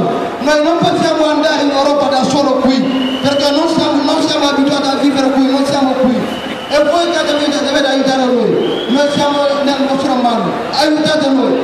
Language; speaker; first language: Italian; non-native, learner; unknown